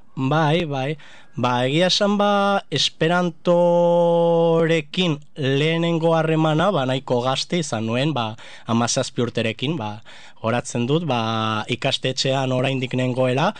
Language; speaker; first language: Basque; non-native, local second language; Spanish